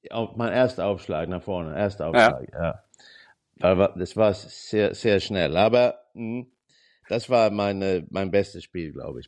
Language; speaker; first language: German; non-native, learner; Swedish